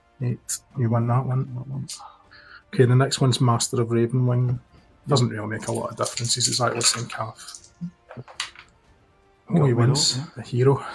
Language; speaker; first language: English; native; English